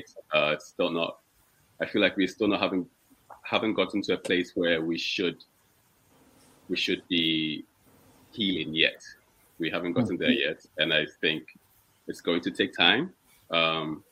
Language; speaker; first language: English; non-native, local second language; Akan